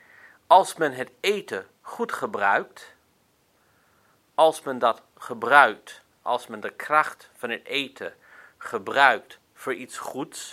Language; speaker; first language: Dutch; non-native, fluent; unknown